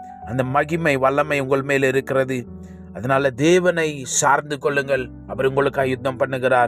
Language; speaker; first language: Tamil; native; Tamil